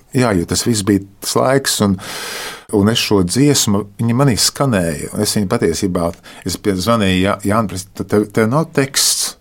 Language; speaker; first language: Latvian; native; Latvian